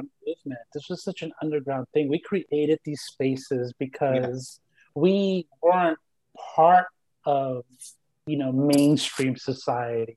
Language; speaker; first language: English; early bilingual, other home language; Spanish